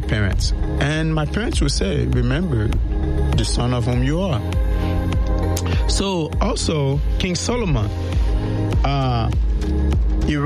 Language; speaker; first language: English; non-native, local second language; Yoruba